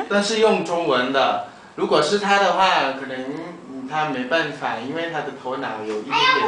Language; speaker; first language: Chinese; non-native, learner; Thai